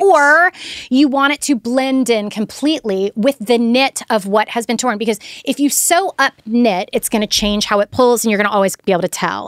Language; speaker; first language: English; native; English